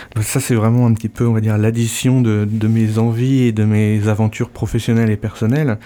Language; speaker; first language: French; native; French